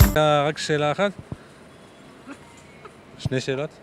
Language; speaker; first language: Hebrew; non-native, fluent; French